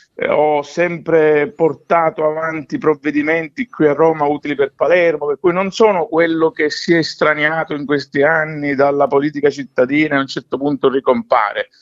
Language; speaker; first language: Italian; native; Italian